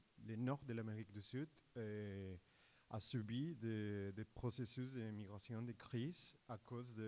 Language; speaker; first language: French; non-native, fluent; Spanish